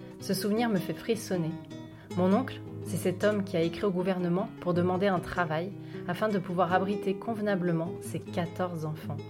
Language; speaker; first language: French; native; French